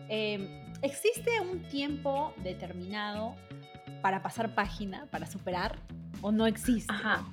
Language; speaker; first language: Spanish; native; Spanish